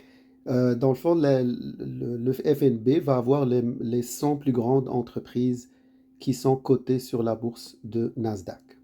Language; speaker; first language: French; native; French